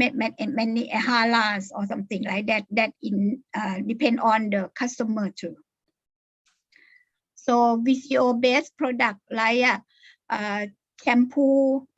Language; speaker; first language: English; non-native, learner; Thai